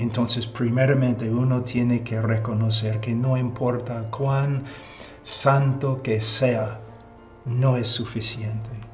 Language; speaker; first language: Spanish; non-native, fluent; English